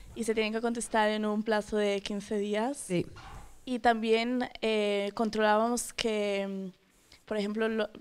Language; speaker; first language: Spanish; native; Spanish